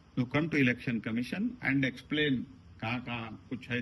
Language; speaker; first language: Hindi; non-native, local second language; Kannada